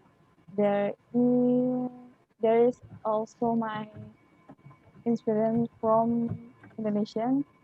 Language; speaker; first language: English; non-native, learner; Indonesian